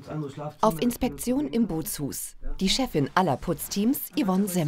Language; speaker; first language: German; native; German